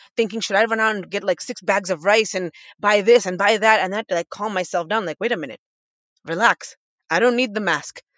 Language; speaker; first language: English; native; English